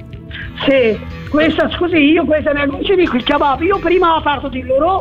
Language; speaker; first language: Italian; non-native, learner; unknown